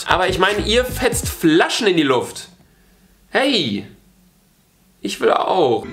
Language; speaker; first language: German; native; German